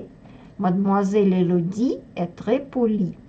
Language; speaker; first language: French; non-native, fluent; Russian